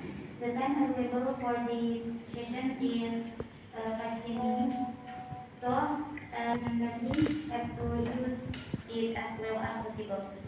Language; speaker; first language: English; non-native, learner; Indonesian